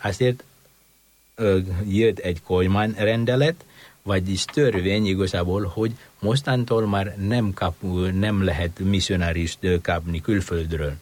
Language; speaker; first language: Hungarian; non-native, fluent; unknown